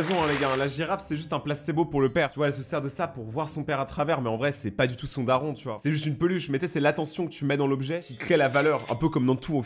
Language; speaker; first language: French; native; French